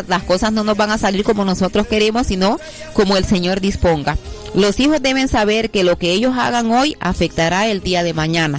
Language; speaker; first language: Spanish; native; Spanish